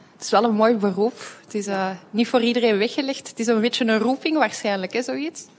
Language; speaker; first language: Dutch; native; Dutch